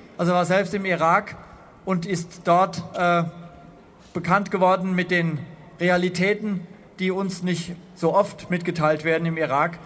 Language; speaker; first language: German; native; German